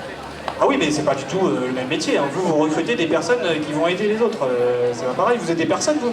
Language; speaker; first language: French; native; French